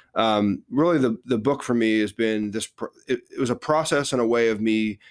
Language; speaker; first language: English; native; English